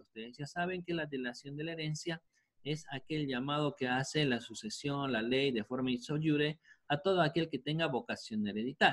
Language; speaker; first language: Spanish; native; Spanish